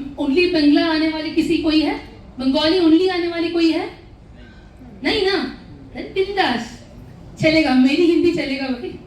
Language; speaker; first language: Hindi; non-native, local second language; Malayalam